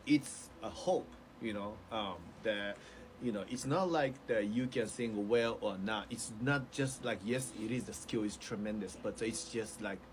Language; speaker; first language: English; non-native, fluent; Japanese